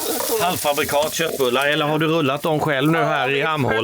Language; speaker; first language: Swedish; native; Swedish